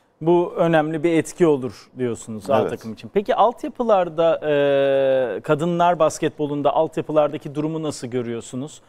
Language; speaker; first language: Turkish; native; Turkish